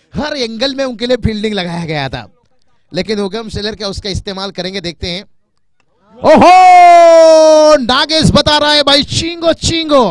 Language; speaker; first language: Hindi; non-native, local second language; Marathi